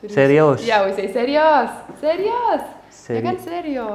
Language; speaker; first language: Indonesian; non-native, fluent; Romanian